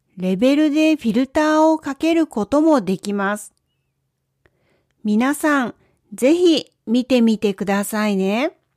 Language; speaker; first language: Japanese; native; Japanese